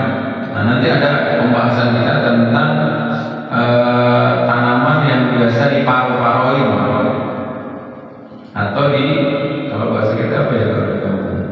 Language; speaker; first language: Indonesian; native; Indonesian